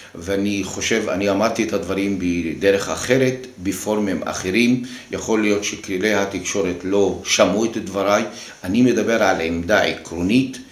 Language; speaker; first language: Hebrew; non-native, local second language; Arabic